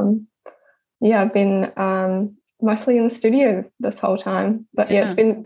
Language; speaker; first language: English; native; English